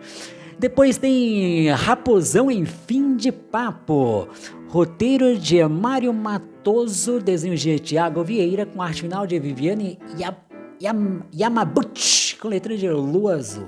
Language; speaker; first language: Portuguese; native; Portuguese